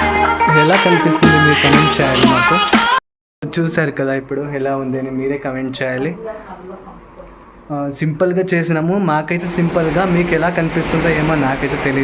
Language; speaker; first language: Telugu; non-native, local second language; Kannada